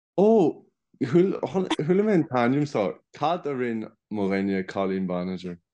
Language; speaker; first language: Irish; non-native, local second language; English